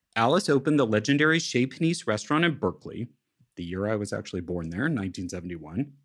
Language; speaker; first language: English; native; English